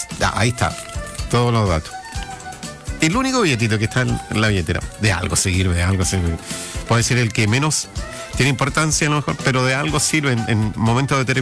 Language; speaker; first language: Spanish; native; Spanish